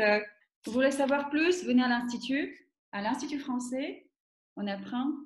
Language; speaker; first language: French; non-native, fluent; Slovak